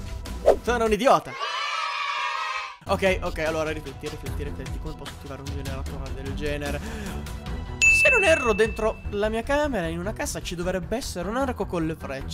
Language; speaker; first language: Italian; native; Italian